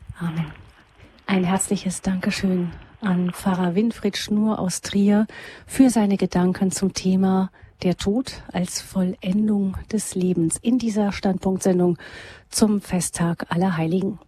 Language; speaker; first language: German; native; German